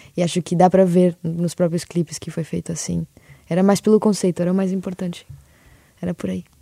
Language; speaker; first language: Portuguese; early bilingual, other home language; Spanish